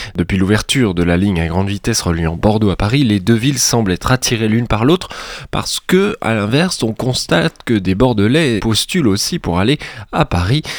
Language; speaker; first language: French; native; French